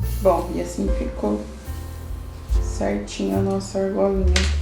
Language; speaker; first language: Portuguese; native; Portuguese